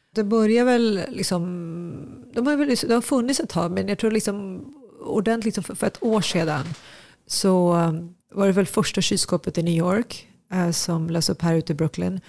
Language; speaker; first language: Swedish; early bilingual, other home language; Tigrinya